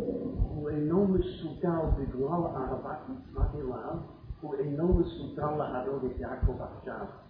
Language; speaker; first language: Hebrew; non-native, fluent; English